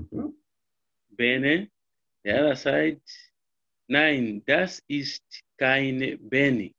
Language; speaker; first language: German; non-native, learner; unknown